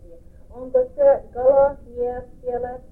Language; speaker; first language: Finnish; early bilingual, heritage; English